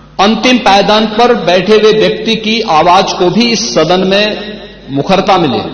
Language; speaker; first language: Hindi; native; Hindi